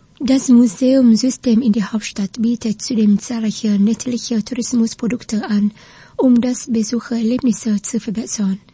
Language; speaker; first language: German; non-native, fluent; Vietnamese